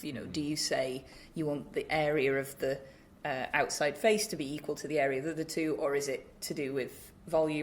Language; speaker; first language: English; native; English